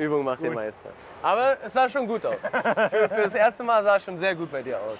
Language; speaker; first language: German; native; German